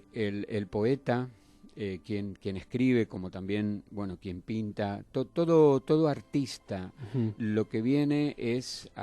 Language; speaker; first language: Spanish; native; Spanish